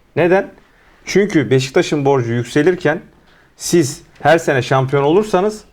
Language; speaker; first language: Turkish; native; Turkish